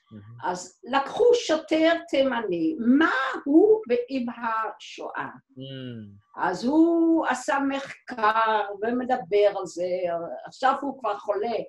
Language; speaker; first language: Hebrew; non-native, fluent; Dutch